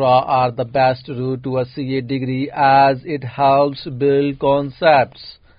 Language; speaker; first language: English; non-native, local second language; Urdu